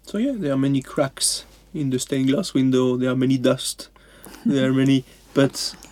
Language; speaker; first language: English; non-native, fluent; French